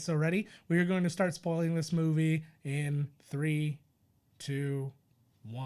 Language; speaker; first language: English; native; English